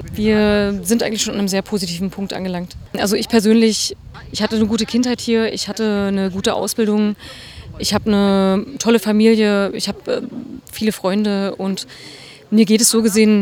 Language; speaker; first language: German; native; German